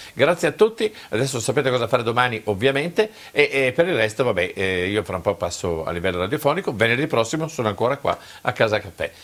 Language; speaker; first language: Italian; native; Italian